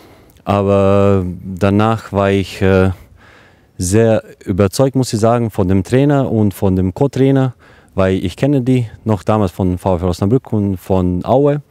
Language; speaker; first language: German; non-native, fluent; Croatian